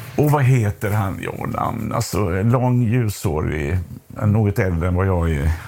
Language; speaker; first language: Swedish; native; Swedish